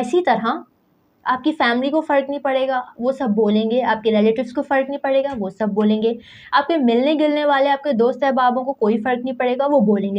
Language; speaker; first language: Urdu; native; Urdu